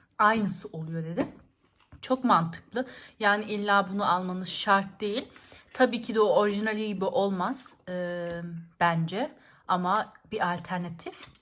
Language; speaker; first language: Turkish; early bilingual, heritage; Turkish